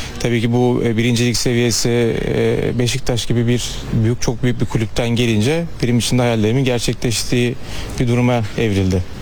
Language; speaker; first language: Turkish; early bilingual, heritage; Turkish